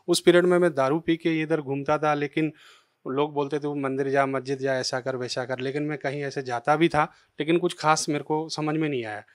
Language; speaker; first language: Hindi; native; Hindi